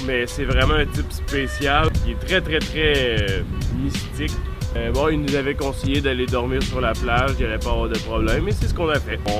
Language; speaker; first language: French; native; French